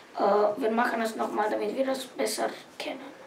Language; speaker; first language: German; non-native, learner; Romanian